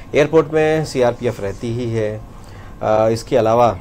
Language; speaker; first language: Hindi; native; Hindi